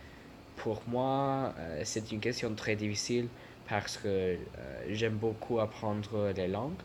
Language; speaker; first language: French; non-native, learner; English